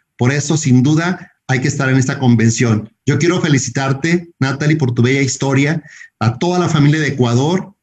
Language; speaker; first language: Spanish; native; Spanish